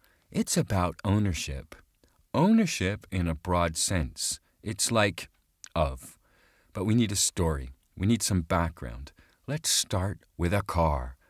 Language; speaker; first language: English; native; English